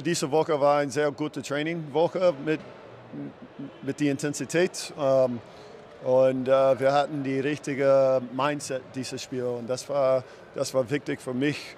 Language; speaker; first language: German; non-native, learner; English